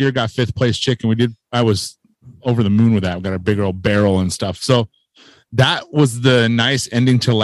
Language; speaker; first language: English; native; English